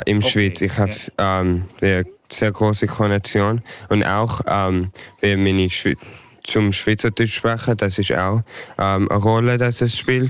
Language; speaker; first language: German; early bilingual, heritage; English